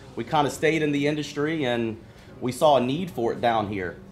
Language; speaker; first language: English; native; English